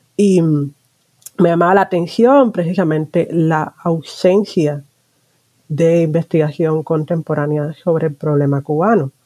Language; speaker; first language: Spanish; native; Spanish